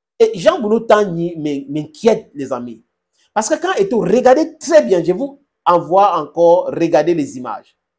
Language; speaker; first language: French; non-native, local second language; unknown